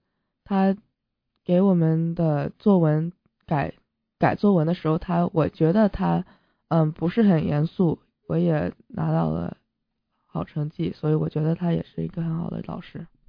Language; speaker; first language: Chinese; early bilingual, heritage; English